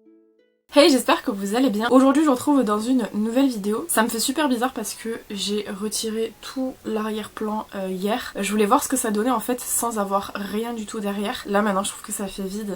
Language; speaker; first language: French; native; French